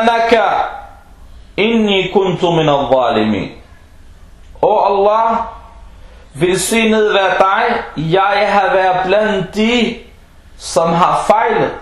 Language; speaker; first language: Danish; non-native, local second language; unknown